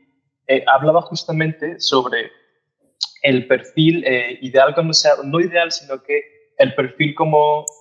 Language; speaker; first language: Spanish; native; Spanish